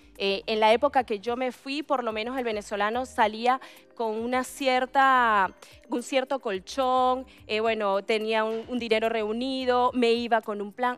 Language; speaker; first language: Spanish; native; Spanish